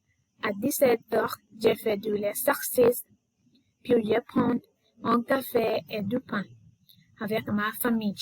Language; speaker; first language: French; non-native, learner; Spanish